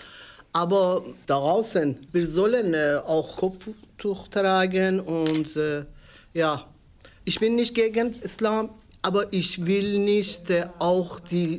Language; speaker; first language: German; non-native, learner; Persian